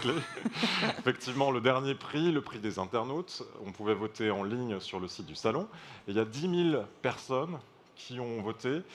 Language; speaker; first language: French; native; French